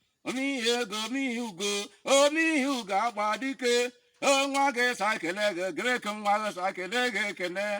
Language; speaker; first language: Igbo; native; Igbo